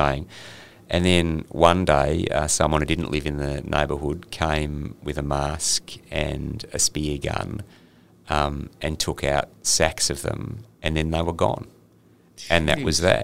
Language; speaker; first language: English; native; English